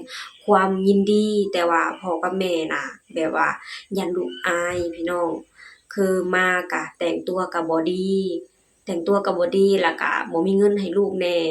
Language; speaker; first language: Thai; non-native, local second language; Lao